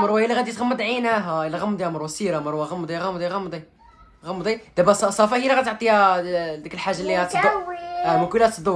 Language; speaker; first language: Arabic; native; Arabic